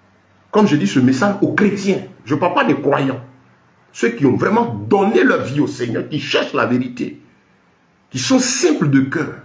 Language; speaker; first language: French; native; French